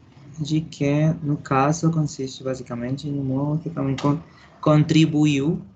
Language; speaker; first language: Portuguese; non-native, learner; Spanish